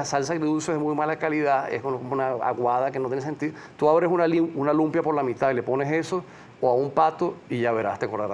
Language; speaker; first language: Spanish; native; Spanish